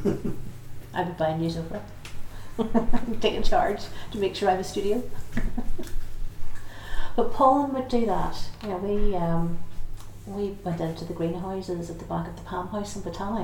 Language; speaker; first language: English; native; English